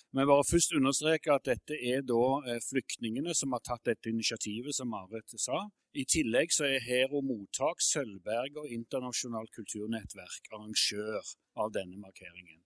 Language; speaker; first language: Norwegian; native; Norwegian